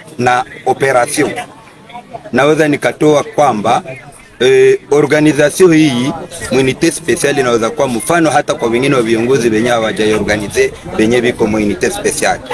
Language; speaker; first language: Swahili; native; Swahili